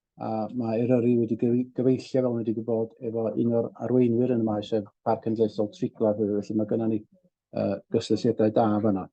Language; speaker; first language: Welsh; native; Welsh